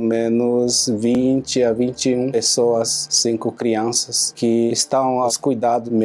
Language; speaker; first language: Portuguese; non-native, local second language; Guarani